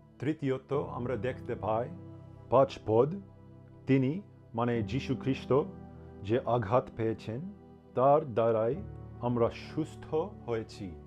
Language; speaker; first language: Bangla; non-native, learner; English